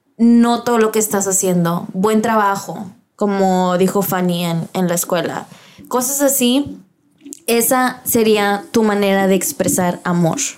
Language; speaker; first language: Spanish; early bilingual, heritage; Spanish